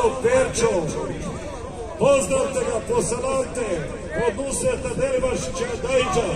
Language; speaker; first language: Bosnian; native; Bosnian